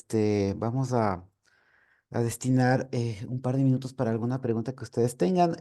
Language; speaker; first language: Spanish; native; Spanish